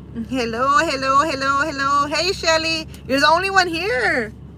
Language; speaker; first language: English; early bilingual, other home language; Spanish